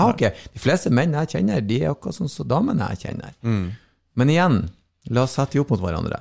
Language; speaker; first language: Norwegian; native; Norwegian